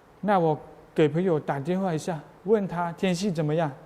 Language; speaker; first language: Chinese; non-native, learner; Thai